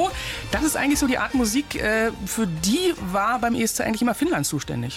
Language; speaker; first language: German; native; German